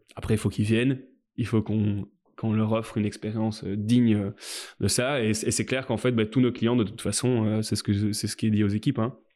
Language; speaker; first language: French; native; French